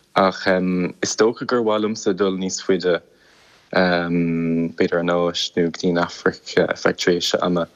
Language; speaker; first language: Irish; non-native, local second language; English